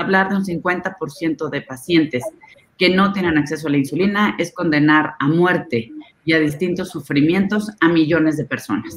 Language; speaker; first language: Spanish; native; Spanish